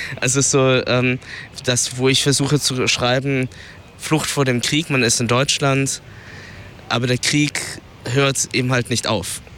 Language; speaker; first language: German; early bilingual, other home language; Vietnamese